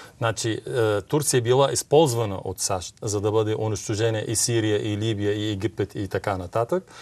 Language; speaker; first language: Bulgarian; non-native, fluent; Arabic